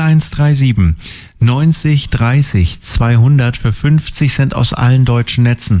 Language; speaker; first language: German; native; German